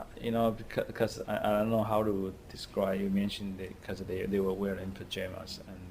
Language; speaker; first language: English; non-native, learner; Chinese